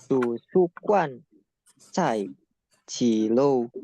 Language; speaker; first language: Chinese; non-native, learner; Indonesian